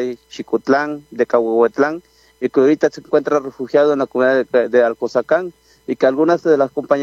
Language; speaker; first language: Spanish; non-native, local second language; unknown